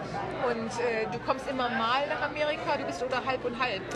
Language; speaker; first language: German; native; German